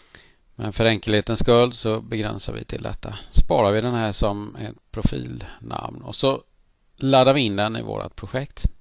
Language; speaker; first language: Swedish; native; Swedish